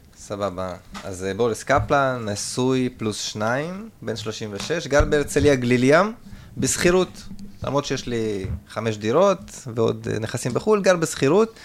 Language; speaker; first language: Hebrew; early bilingual, other home language; Russian